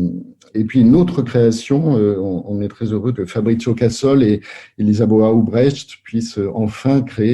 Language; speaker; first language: French; native; French